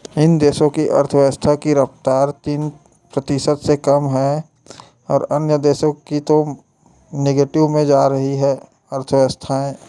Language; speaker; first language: Hindi; native; Hindi